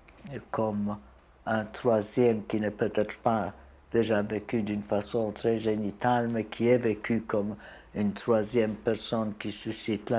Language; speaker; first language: French; non-native, fluent; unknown